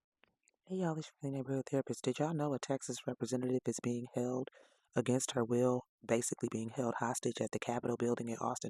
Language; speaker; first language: English; native; English